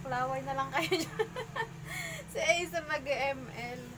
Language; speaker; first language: Filipino; native; Filipino